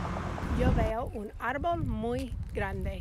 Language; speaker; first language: Spanish; non-native, fluent; English